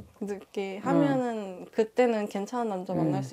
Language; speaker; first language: Korean; native; Korean